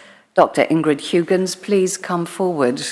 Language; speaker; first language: English; native; English